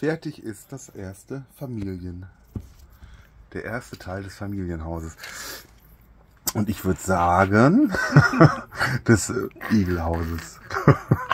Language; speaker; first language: German; native; German